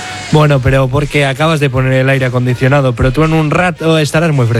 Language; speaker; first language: Spanish; native; Spanish